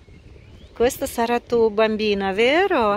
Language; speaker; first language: Italian; non-native, learner; Russian